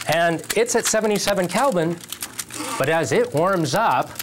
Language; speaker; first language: English; native; English